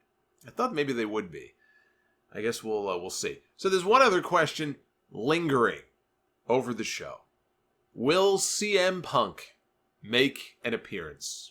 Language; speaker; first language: English; native; English